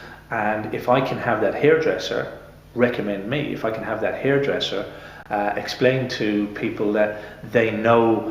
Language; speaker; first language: English; native; English